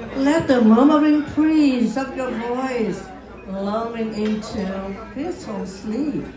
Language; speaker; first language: English; non-native, fluent; Vietnamese